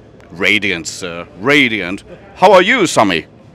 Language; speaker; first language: English; non-native, fluent; Finnish